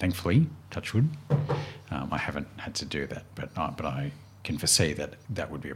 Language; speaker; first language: English; native; English